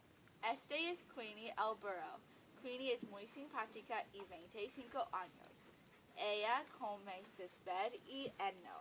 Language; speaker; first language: Spanish; non-native, learner; English